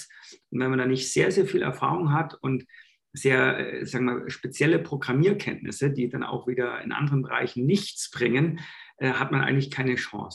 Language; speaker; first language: German; native; German